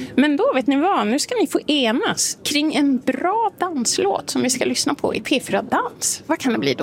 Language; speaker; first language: Swedish; native; Swedish